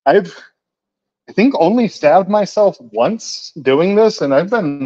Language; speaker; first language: English; native; English